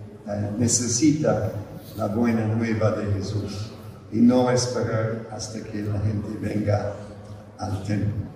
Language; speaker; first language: Spanish; non-native, fluent; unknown